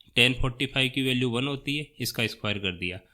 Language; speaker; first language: Hindi; native; Hindi